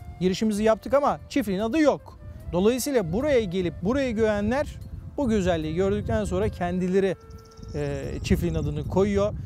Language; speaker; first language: Turkish; native; Turkish